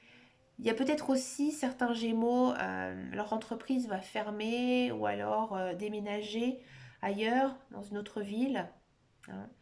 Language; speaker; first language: French; native; French